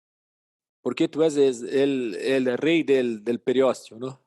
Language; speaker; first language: Spanish; non-native, fluent; Portuguese